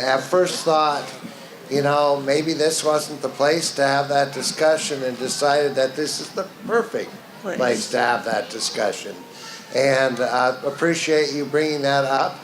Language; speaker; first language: English; native; English